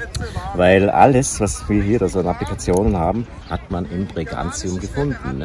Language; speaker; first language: German; native; German